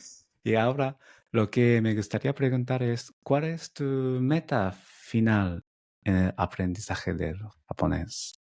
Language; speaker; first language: Spanish; non-native, fluent; Japanese